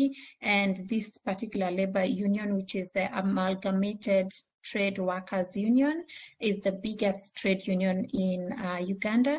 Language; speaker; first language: English; non-native, local second language; Swahili